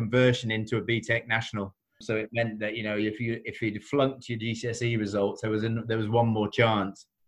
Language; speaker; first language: English; native; English